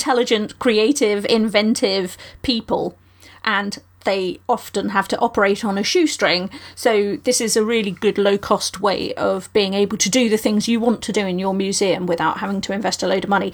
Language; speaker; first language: English; native; English